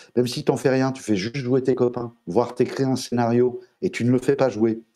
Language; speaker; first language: French; native; French